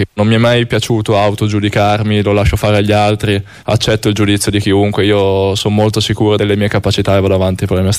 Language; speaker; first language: Italian; native; Italian